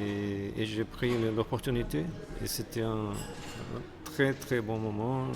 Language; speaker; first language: French; non-native, fluent; Portuguese